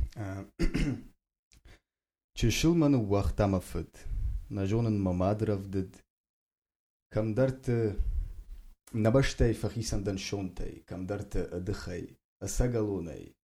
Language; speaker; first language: English; non-native, learner; Ossetic